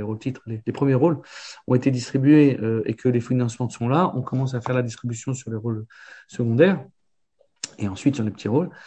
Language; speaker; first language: French; native; French